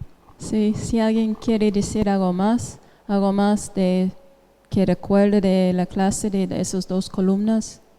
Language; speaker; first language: Spanish; non-native, fluent; English